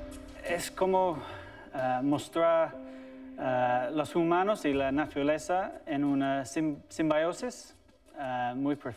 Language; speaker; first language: Spanish; non-native, learner; English